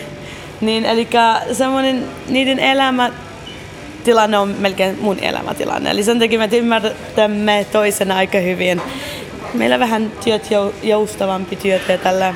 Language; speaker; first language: Finnish; early bilingual, other home language; Arabic